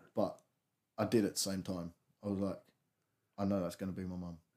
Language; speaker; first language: English; native; English